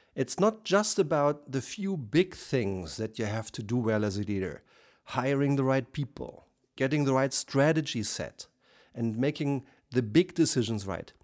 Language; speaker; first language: English; non-native, fluent; German